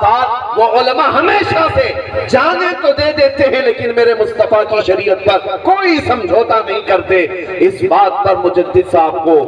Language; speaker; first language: Urdu; native; Urdu